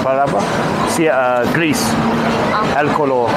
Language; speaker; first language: Spanish; non-native, learner; English